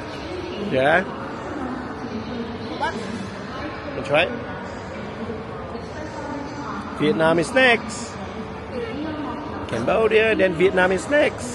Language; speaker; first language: English; early bilingual, heritage; Vietnamese